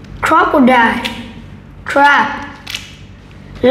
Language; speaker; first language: English; non-native, learner; Vietnamese